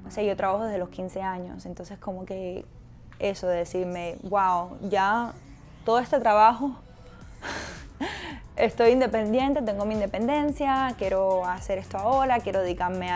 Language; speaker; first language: Spanish; native; Spanish